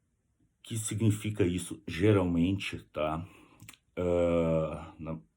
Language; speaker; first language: Portuguese; native; Portuguese